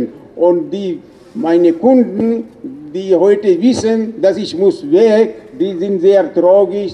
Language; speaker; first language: German; non-native, learner; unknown